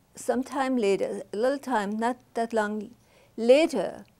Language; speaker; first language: English; non-native, fluent; German